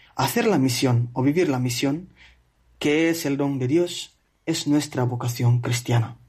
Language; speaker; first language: Spanish; non-native, fluent; Indonesian